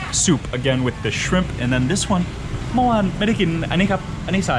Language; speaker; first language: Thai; non-native, learner; English